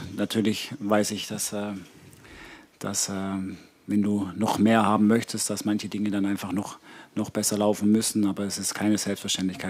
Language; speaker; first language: German; native; German